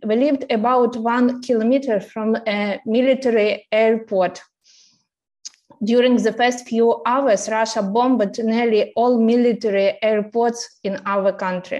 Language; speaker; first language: English; non-native, fluent; Ukrainian